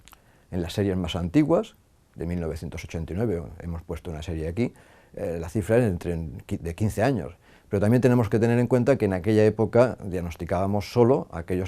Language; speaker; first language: Spanish; native; Spanish